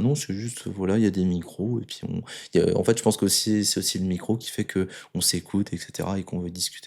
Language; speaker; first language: French; native; French